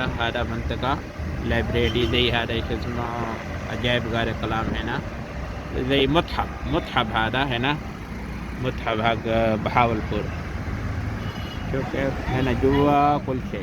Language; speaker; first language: Arabic; non-native, learner; Urdu